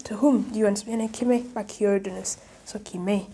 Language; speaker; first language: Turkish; non-native, fluent; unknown